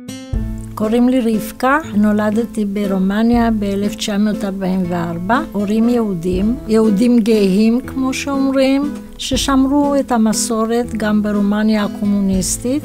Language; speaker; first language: Hebrew; non-native, fluent; Romanian